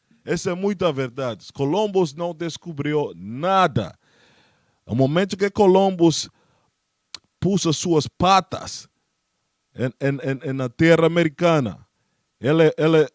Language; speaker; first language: Portuguese; non-native, learner; Spanish